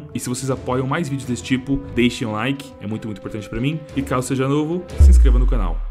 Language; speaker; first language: Portuguese; native; Portuguese